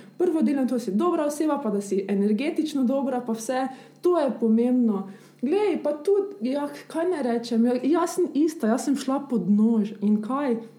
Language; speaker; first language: Slovenian; early bilingual, other home language; Bosnian